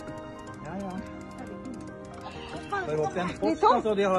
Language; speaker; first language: Norwegian; native; Norwegian